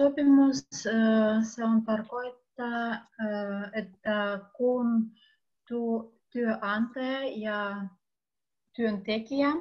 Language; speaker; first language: Finnish; non-native, learner; Russian